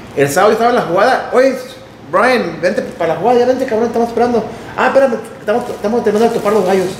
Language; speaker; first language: Spanish; early bilingual, heritage; Spanish